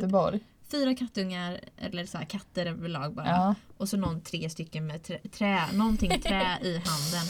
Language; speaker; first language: Swedish; native; Swedish